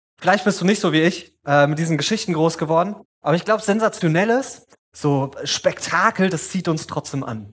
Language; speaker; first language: German; native; German